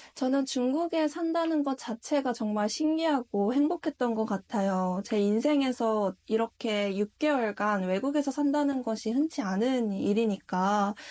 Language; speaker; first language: Korean; native; Korean